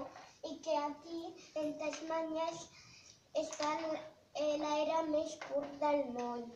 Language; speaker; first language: Catalan; non-native, local second language; Spanish